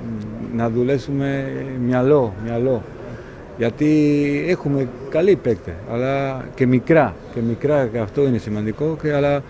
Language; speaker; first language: Greek; non-native, learner; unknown